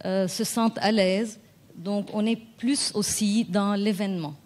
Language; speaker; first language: French; non-native, local second language; Arabic